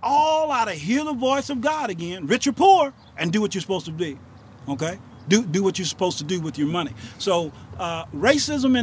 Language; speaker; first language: English; native; English